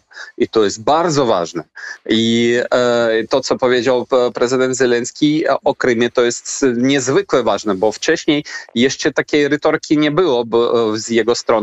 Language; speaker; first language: Polish; non-native, fluent; Ukrainian